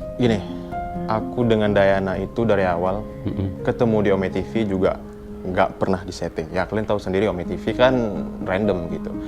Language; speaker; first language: Indonesian; native; Indonesian